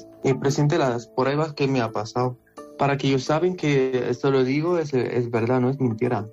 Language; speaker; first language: Spanish; non-native, learner; Arabic